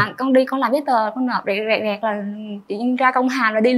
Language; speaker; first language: Vietnamese; native; Vietnamese